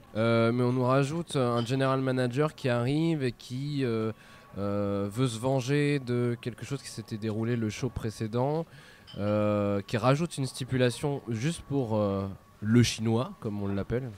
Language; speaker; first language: French; native; French